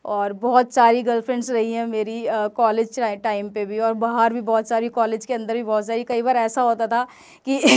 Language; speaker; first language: Hindi; native; Hindi